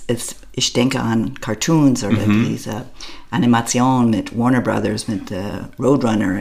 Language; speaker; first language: German; non-native, learner; English